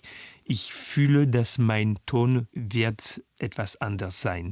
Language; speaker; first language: German; non-native, fluent; French